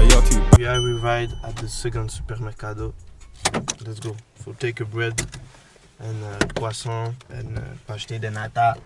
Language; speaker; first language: English; non-native, learner; French